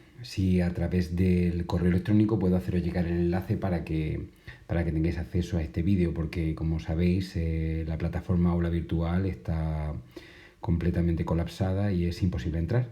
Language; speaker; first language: Spanish; native; Spanish